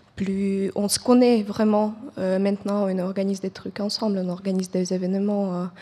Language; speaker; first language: French; non-native, fluent; Ukrainian